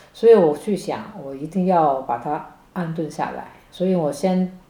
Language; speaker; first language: Chinese; non-native, local second language; Cantonese